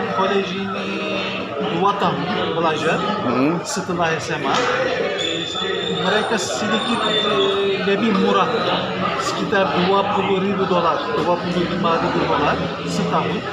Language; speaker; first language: Indonesian; non-native, learner; English